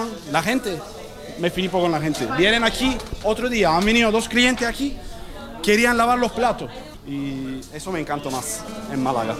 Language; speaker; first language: Spanish; non-native, learner; Turkish